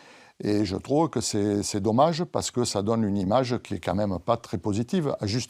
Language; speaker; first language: French; native; French